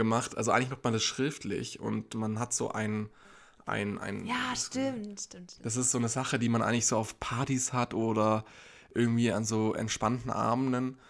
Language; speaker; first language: German; native; German